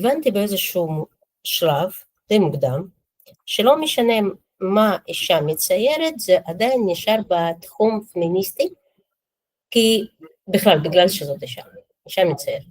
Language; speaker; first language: Hebrew; non-native, fluent; Russian